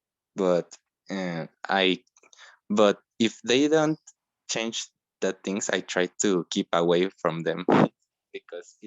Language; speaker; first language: English; non-native, learner; Spanish